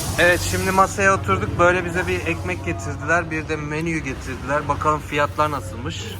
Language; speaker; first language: Turkish; native; Turkish